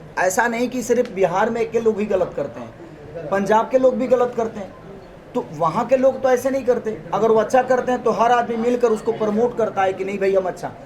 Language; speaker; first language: Hindi; non-native, local second language; Bhojpuri